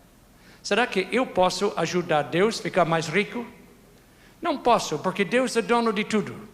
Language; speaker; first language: Portuguese; non-native, fluent; English